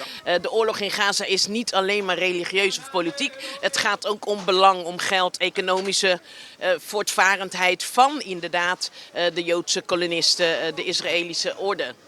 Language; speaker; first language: Dutch; native; Dutch